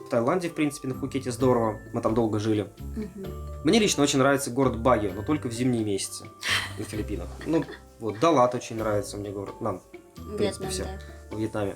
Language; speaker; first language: Russian; native; Russian